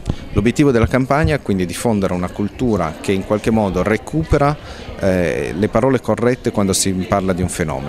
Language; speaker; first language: Italian; native; Italian